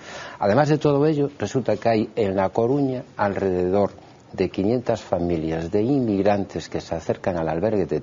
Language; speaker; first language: Spanish; native; Spanish